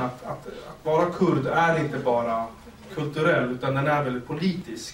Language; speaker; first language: Swedish; early bilingual, other home language; Kurdish